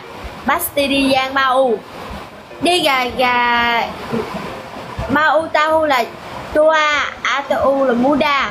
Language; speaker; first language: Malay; non-native, fluent; Vietnamese